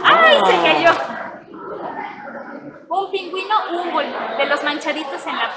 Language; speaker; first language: Spanish; native; Spanish